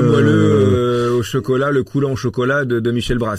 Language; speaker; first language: French; native; French